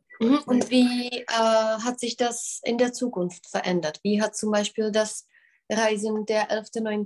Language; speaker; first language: German; non-native, fluent; Czech